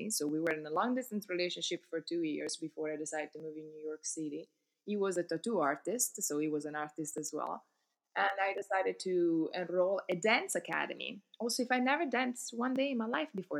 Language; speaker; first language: English; non-native, fluent; Italian